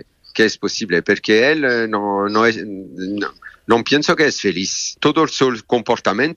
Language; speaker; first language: Spanish; non-native, learner; French